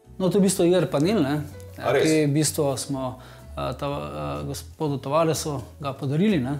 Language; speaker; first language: Slovenian; native; Slovenian